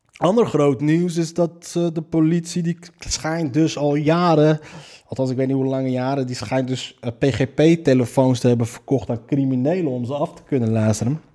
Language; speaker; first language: Dutch; native; Dutch